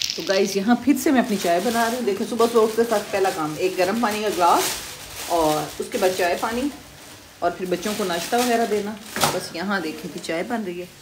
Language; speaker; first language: Urdu; native; Urdu